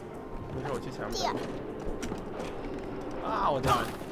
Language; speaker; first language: Chinese; native; Chinese